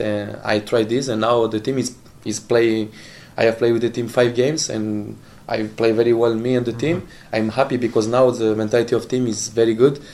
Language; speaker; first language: English; non-native, learner; Italian